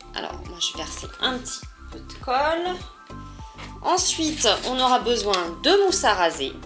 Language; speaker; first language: French; native; French